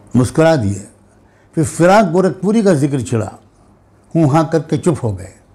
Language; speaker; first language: Hindi; native; Hindi